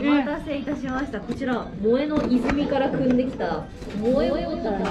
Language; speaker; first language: Japanese; native; Japanese